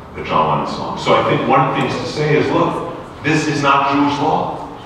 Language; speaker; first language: English; native; English